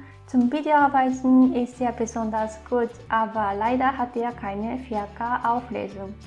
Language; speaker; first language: German; non-native, fluent; Japanese